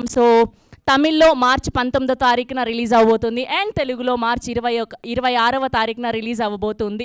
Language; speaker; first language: Telugu; native; Telugu